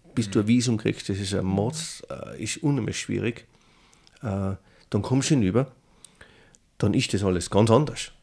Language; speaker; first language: German; native; German